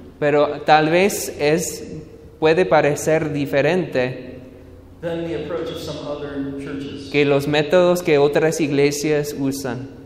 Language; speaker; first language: Spanish; non-native, learner; English